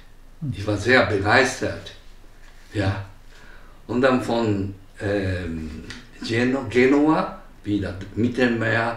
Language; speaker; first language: German; non-native, learner; Japanese